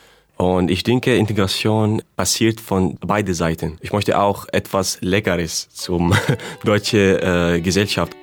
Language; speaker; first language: German; non-native, learner; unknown